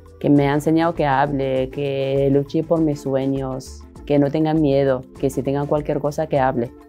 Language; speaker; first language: Spanish; non-native, fluent; Arabic